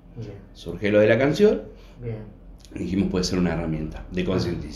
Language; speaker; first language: Spanish; native; Spanish